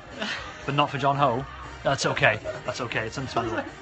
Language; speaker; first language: English; native; English